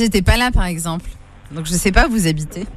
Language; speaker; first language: French; native; French